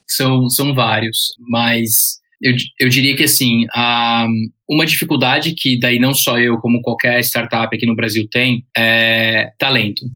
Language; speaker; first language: Portuguese; early bilingual, heritage; Portuguese